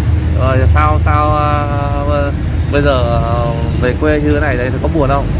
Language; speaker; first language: Vietnamese; native; Vietnamese